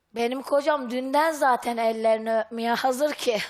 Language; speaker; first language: Turkish; native; Turkish